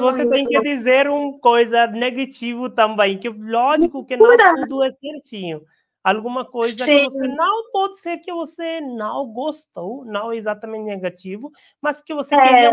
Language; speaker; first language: Portuguese; non-native, learner; Hindi